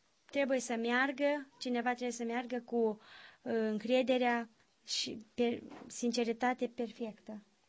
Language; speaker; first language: Romanian; native; Romanian